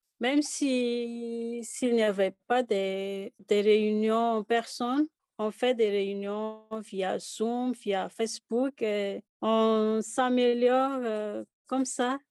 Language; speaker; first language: French; non-native, local second language; Malagasy